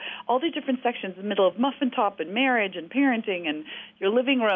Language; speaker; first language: English; native; English